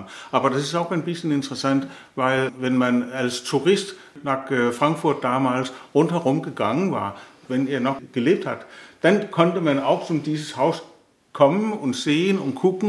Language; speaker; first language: German; non-native, fluent; Danish